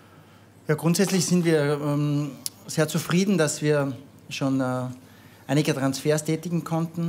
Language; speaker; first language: German; native; German